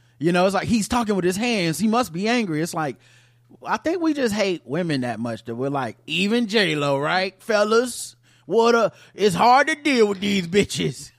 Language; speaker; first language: English; native; English